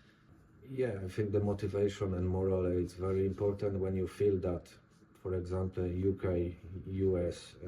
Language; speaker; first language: English; non-native, learner; Polish